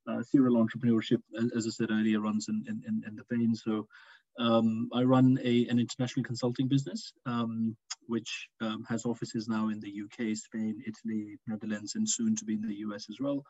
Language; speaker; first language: English; non-native, local second language; Urdu